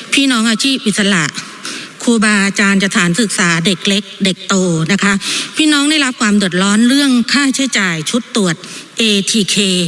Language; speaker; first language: Thai; native; Thai